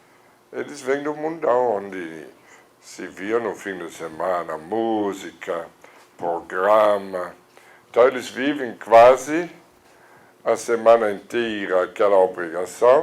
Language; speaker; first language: Portuguese; non-native, fluent; German